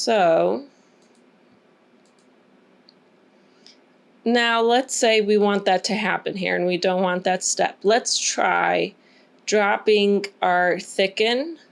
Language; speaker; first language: English; native; English